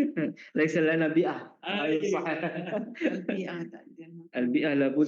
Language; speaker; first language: Arabic; non-native, learner; Malay